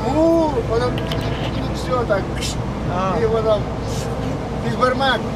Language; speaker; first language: Russian; non-native, local second language; Kazakh